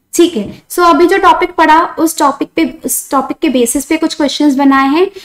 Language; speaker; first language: Hindi; non-native, local second language; Marathi